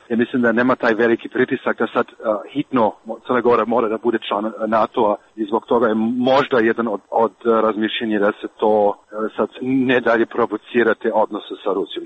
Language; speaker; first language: Serbian; non-native, fluent; German